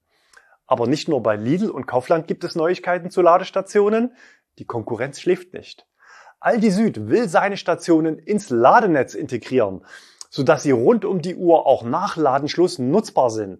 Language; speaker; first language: German; native; German